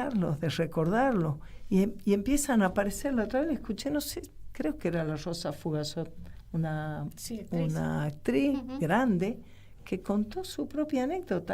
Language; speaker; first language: Spanish; native; Spanish